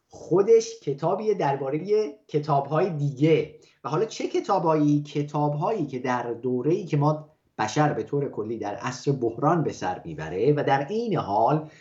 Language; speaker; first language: Persian; native; Persian